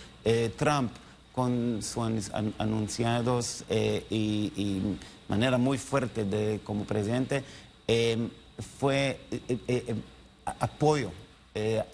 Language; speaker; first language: Spanish; non-native, learner; Hebrew